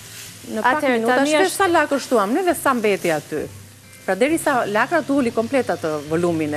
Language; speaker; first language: Albanian; native; Albanian